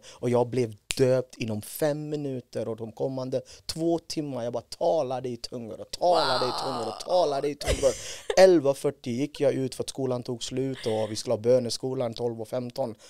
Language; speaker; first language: Swedish; non-native, fluent; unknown